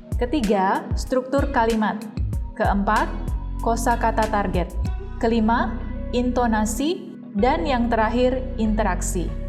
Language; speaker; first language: Indonesian; native; Indonesian